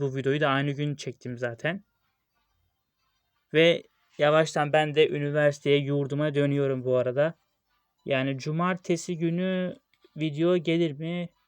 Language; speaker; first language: Turkish; native; Turkish